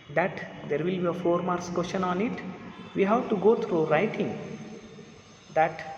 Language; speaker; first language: English; non-native, local second language; Kannada